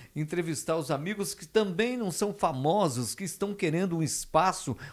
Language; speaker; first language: Portuguese; native; Portuguese